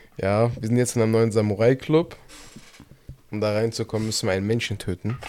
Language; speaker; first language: German; early bilingual, other home language; Turkish